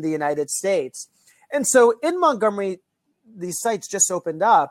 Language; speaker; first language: English; native; English